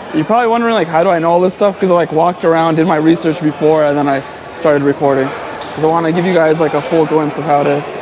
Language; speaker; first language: English; native; English